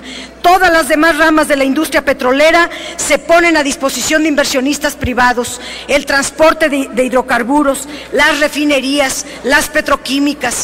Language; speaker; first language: Spanish; native; Spanish